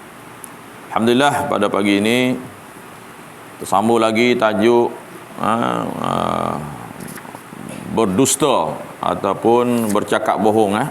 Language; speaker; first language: Malay; native; Malay